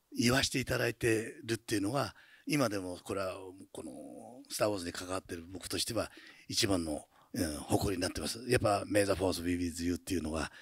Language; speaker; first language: Japanese; native; Japanese